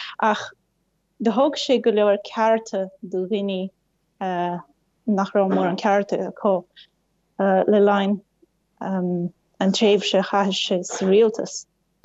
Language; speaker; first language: Irish; non-native, fluent; Portuguese